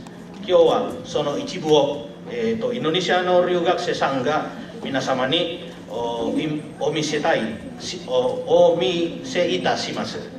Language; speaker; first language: Japanese; non-native, learner; Indonesian